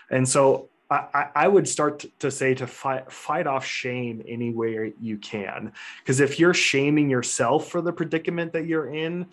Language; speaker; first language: English; native; English